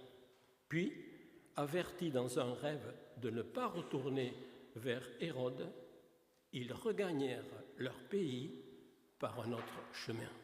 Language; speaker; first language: French; native; French